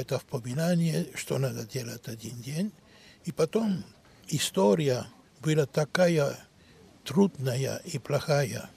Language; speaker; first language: Russian; non-native, learner; Greek